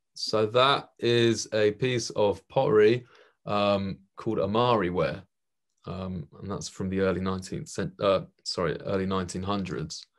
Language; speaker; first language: English; native; English